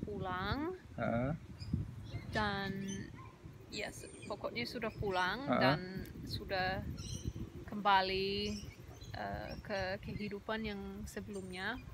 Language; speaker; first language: Indonesian; non-native, fluent; English